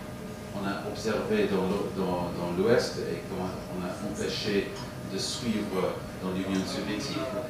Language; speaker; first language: French; non-native, fluent; English